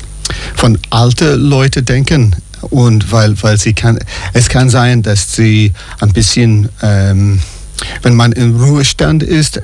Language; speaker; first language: German; non-native, fluent; English